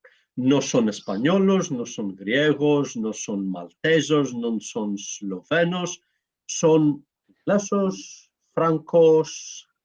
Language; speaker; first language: Spanish; non-native, learner; Greek